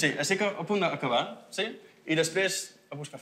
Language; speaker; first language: Catalan; non-native, fluent; Dutch